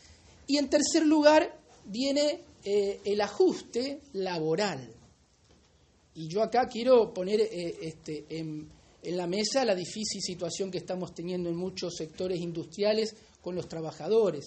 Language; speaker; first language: Spanish; native; Spanish